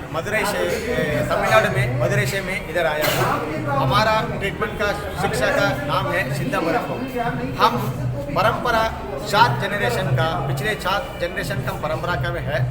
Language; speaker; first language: Hindi; non-native, local second language; Tamil